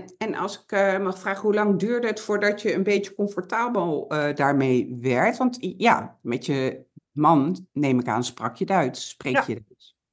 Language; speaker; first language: Dutch; native; Dutch